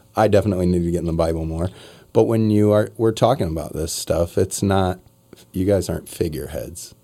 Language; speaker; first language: English; native; English